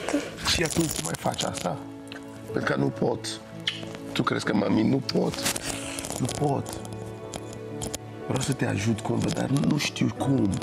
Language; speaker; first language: Romanian; non-native, learner; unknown